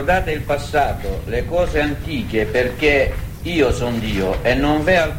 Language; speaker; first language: Italian; native; Italian